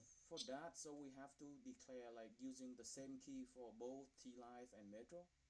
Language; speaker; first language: English; non-native, fluent; Vietnamese